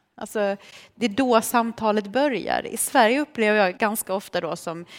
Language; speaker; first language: Swedish; early bilingual, other home language; Romanian